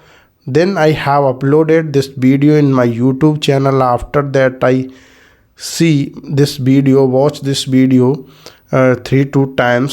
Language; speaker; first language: English; non-native, learner; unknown